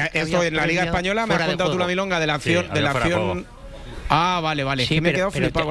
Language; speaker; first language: Spanish; native; Spanish